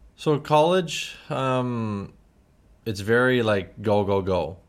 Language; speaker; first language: English; native; English